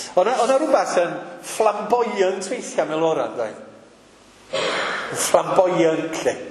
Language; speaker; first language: Welsh; native; Welsh